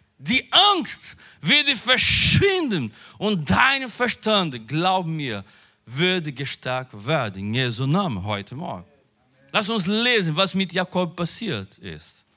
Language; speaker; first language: German; non-native, learner; Portuguese